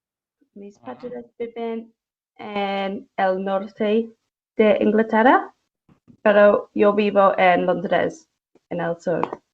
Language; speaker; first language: Spanish; non-native, learner; English